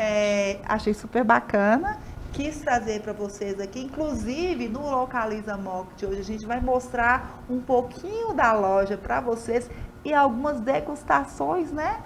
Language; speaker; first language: Portuguese; native; Portuguese